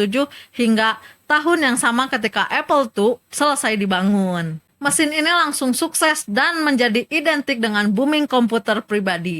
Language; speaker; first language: Indonesian; native; Indonesian